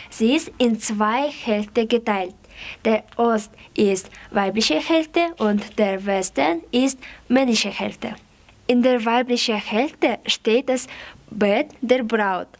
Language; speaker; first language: German; non-native, learner; Kyrgyz